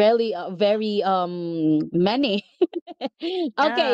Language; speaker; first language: English; non-native, local second language; Filipino